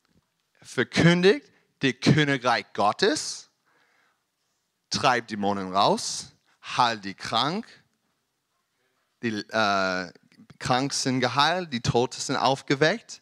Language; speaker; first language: German; non-native, learner; English